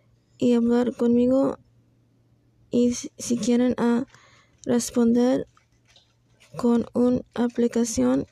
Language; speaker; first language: Spanish; non-native, learner; English